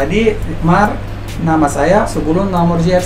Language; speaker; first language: Indonesian; non-native, fluent; Arabic